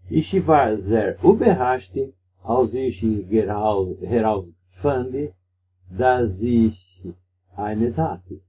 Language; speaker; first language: German; non-native, learner; Portuguese